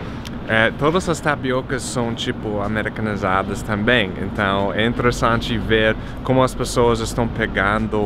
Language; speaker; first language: Portuguese; non-native, fluent; English